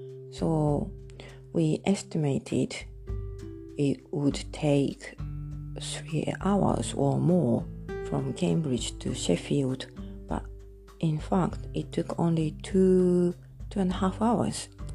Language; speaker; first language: English; non-native, fluent; Japanese